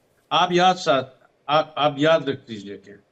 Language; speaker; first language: Hindi; non-native, fluent; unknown